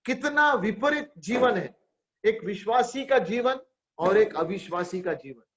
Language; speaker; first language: Hindi; non-native, local second language; Marathi